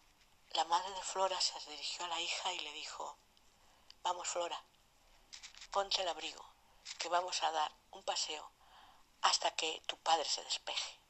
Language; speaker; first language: Spanish; native; Spanish